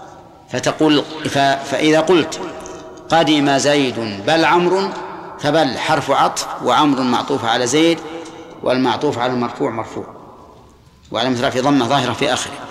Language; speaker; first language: Arabic; native; Arabic